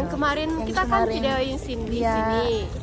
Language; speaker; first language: Indonesian; non-native, fluent; Japanese